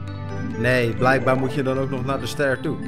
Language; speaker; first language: Dutch; native; Dutch